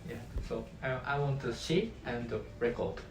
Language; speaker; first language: English; non-native, learner; Japanese